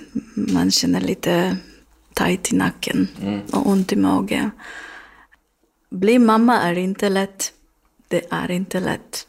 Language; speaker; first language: Swedish; non-native, learner; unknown